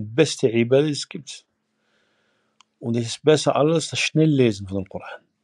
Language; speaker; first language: German; non-native, fluent; Arabic